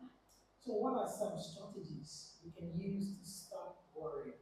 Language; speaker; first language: English; non-native, fluent; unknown